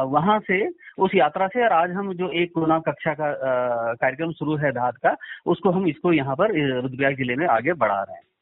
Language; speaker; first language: Hindi; native; Hindi